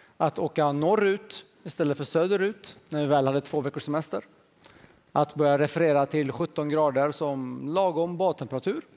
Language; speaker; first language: Swedish; early bilingual, other home language; Persian